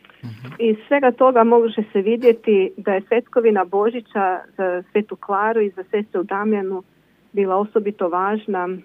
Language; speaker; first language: Croatian; native; Croatian